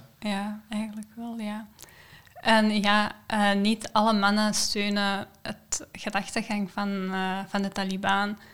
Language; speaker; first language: Dutch; non-native, fluent; Persian